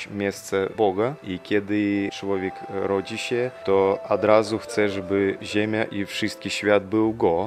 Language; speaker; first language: Polish; non-native, learner; Russian